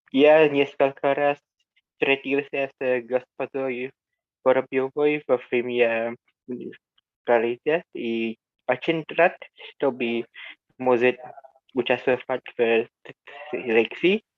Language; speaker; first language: Russian; non-native, learner; Indonesian